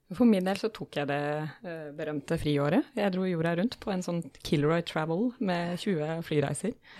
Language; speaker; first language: Norwegian; native; Norwegian